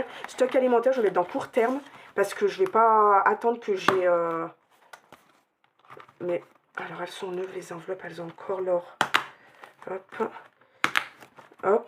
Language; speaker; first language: French; native; French